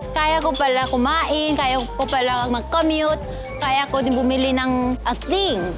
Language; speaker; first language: Filipino; non-native, fluent; Korean